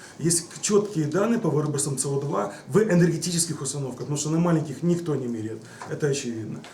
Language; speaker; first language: Russian; native; Russian